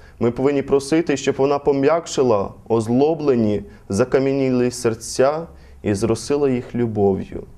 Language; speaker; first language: Ukrainian; native; Ukrainian